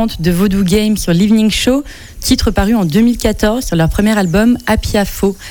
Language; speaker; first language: French; native; French